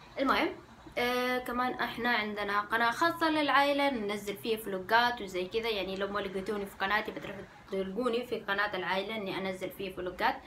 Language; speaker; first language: Arabic; early bilingual, other home language; Korean